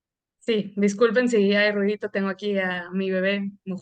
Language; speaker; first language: Spanish; native; Spanish